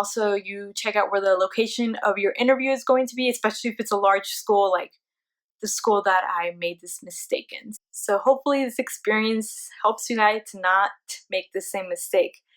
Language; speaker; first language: English; early bilingual, other home language; Spanish